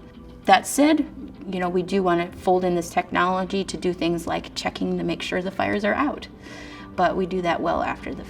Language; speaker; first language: English; native; English